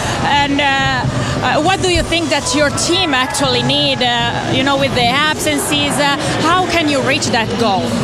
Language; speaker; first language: English; non-native, fluent; Italian